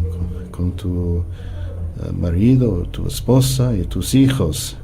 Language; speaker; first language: Spanish; non-native, fluent; English